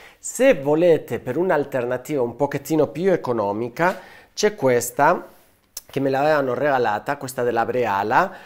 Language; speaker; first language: Italian; non-native, fluent; Spanish